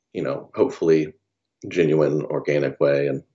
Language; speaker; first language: English; native; English